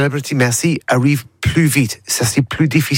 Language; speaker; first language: French; non-native, learner; English